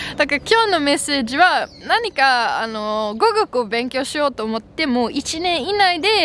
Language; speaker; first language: Japanese; non-native, fluent; German